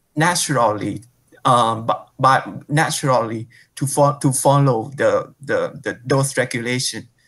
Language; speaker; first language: English; non-native, fluent; Thai